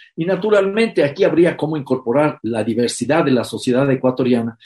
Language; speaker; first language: Spanish; native; Spanish